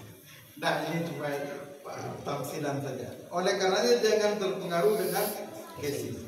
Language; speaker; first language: Indonesian; non-native, local second language; Achinese